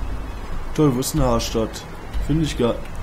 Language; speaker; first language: German; native; German